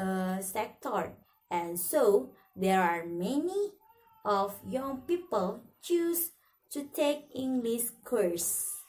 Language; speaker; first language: English; non-native, learner; Indonesian